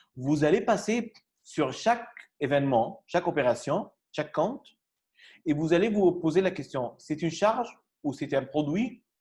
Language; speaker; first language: French; non-native, fluent; Arabic